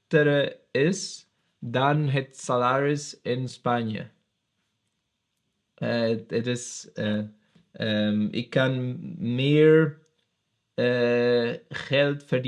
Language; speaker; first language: Dutch; non-native, learner; Spanish